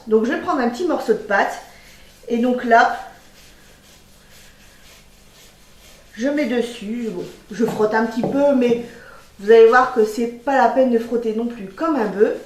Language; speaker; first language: French; native; French